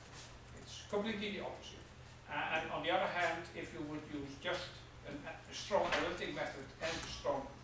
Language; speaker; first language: English; non-native, fluent; Dutch